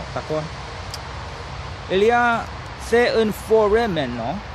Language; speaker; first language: French; non-native, learner; English